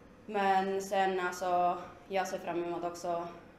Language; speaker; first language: Swedish; non-native, fluent; Finnish